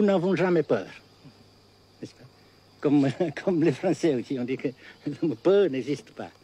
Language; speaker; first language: French; non-native, fluent; Vietnamese